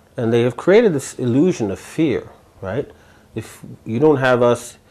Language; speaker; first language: English; native; English